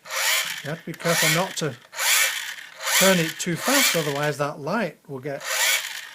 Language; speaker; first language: English; native; English